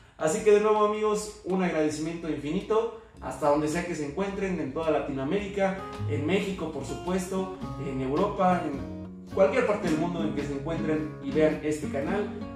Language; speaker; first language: Spanish; native; Spanish